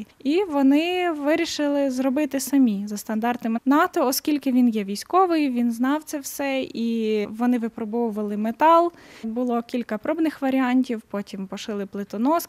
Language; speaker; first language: Ukrainian; native; Ukrainian